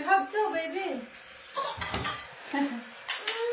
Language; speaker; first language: English; non-native, local second language; Filipino